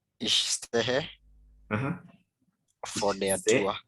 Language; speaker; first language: German; non-native, learner; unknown